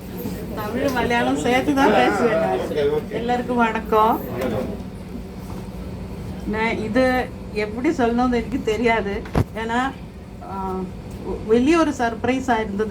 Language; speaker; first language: Tamil; non-native, learner; Malayalam